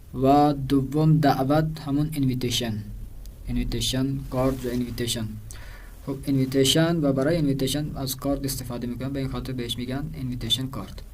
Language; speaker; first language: Persian; non-native, fluent; Urdu